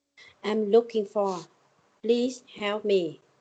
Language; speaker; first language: English; non-native, learner; Vietnamese